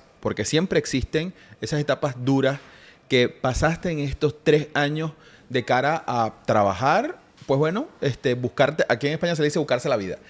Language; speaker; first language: Spanish; native; Spanish